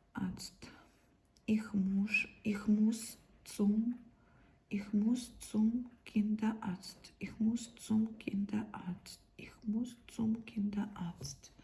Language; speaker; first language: German; non-native, learner; Ukrainian